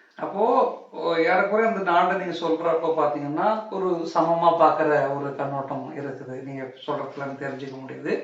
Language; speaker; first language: Tamil; native; Tamil